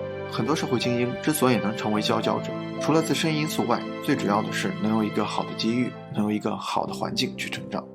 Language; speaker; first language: Chinese; native; Chinese